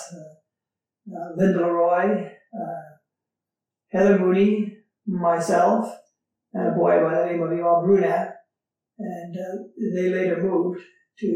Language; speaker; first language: English; native; English